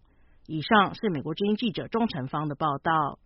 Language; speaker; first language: Chinese; native; Chinese